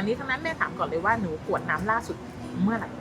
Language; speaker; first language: Thai; native; Thai